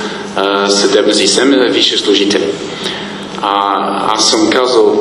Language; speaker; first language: Bulgarian; non-native, fluent; English